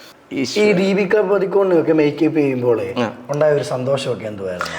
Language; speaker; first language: Malayalam; native; Malayalam